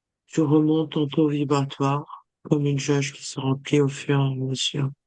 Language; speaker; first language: French; native; French